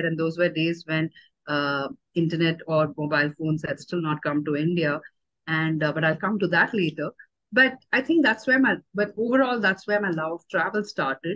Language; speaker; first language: English; non-native, local second language; Tamil